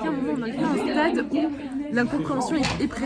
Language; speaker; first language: French; native; French